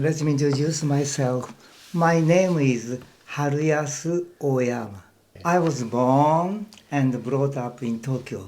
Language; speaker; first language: English; non-native, learner; Japanese